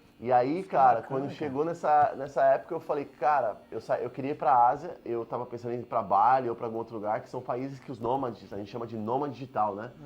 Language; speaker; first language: Portuguese; native; Portuguese